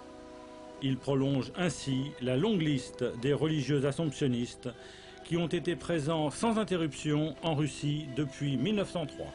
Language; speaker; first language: French; native; French